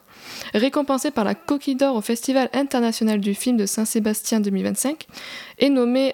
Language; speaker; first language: French; native; French